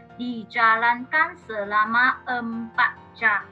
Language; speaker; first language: Malay; non-native, local second language; Chinese